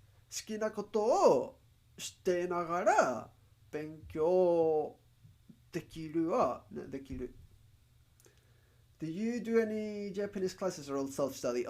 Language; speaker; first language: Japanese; non-native, learner; Spanish